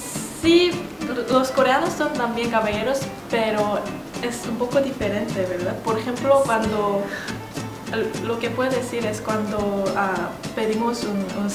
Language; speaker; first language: Spanish; non-native, fluent; Korean